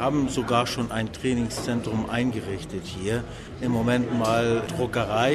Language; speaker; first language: German; native; German